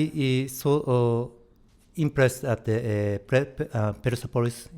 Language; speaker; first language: English; non-native, learner; Japanese